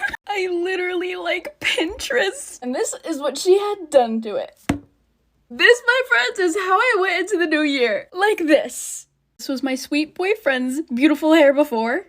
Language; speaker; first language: English; native; English